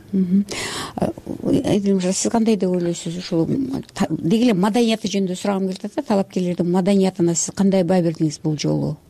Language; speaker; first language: Kyrgyz; native; Kyrgyz